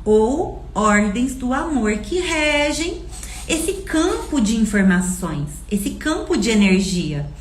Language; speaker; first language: Portuguese; native; Portuguese